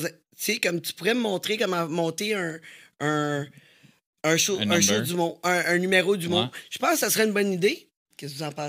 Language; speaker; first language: French; native; French